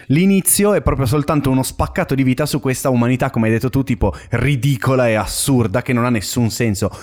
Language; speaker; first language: Italian; native; Italian